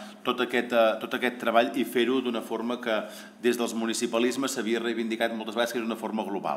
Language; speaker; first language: Catalan; native; Catalan